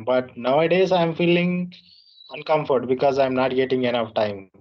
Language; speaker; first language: English; non-native, learner; Telugu